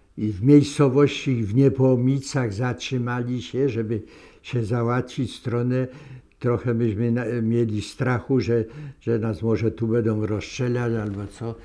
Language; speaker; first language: Polish; native; Polish